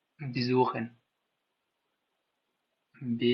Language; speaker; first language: German; non-native, fluent; Pashto